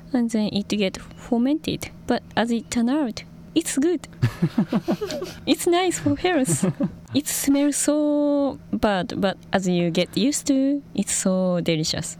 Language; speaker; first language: English; non-native, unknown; Japanese